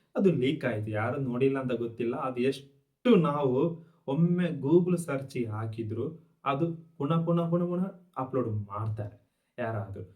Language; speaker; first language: Kannada; non-native, local second language; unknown